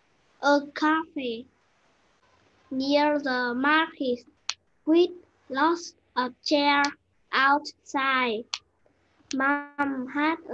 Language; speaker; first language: English; non-native, learner; Vietnamese